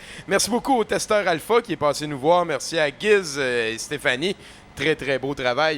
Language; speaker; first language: French; native; French